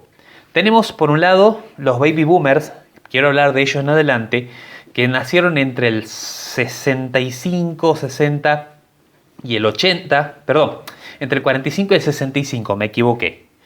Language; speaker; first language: Spanish; native; Spanish